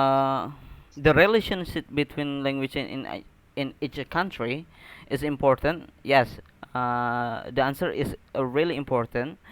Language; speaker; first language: English; non-native, learner; Indonesian